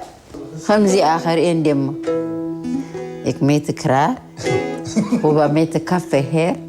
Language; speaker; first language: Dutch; non-native, learner; Tigrinya